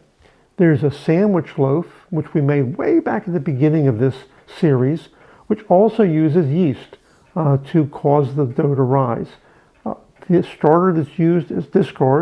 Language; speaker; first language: English; native; English